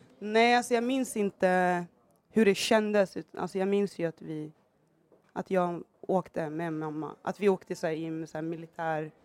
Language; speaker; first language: Swedish; early bilingual, other home language; Somali